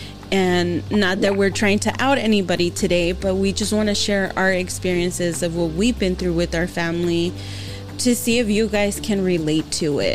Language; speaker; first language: English; early bilingual, other home language; Spanish